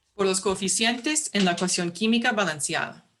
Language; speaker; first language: Spanish; early bilingual, heritage; English